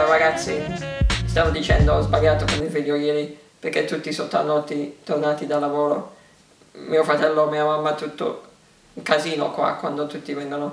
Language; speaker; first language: Italian; early bilingual, heritage; English